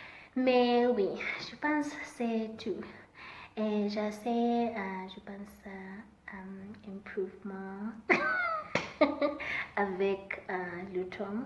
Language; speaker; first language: French; non-native, learner; Southern Sotho